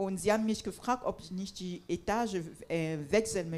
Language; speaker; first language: German; non-native, fluent; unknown